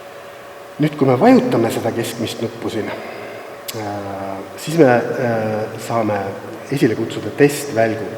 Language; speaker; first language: Estonian; native; Estonian